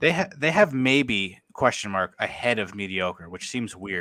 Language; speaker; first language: English; native; English